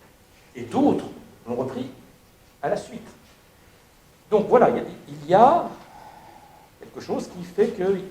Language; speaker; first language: French; native; French